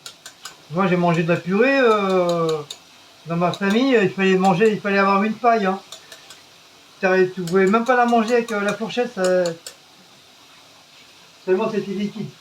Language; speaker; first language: French; native; French